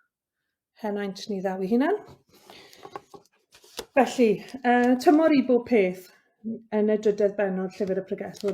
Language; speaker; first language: Welsh; native; Welsh